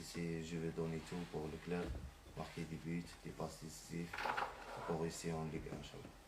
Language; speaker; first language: French; non-native, local second language; Arabic